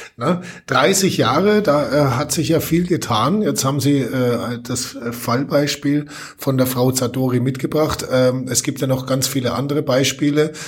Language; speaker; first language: German; native; German